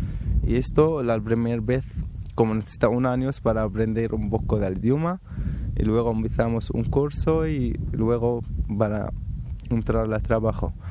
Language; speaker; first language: Spanish; non-native, learner; Arabic